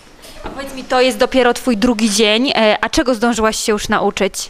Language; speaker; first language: Polish; native; Polish